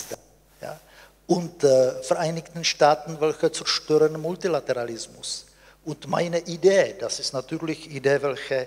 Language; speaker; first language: German; non-native, fluent; Czech